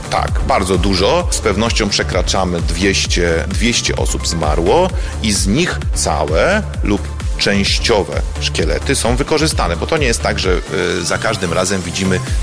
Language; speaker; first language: Polish; native; Polish